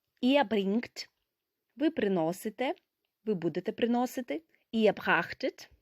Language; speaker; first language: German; non-native, fluent; Ukrainian